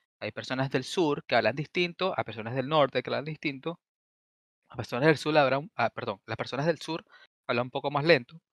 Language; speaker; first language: Spanish; native; Spanish